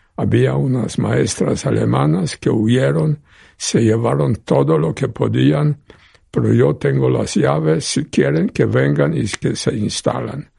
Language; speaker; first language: Spanish; non-native, fluent; Polish